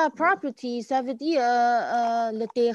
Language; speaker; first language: French; non-native, learner; Chinese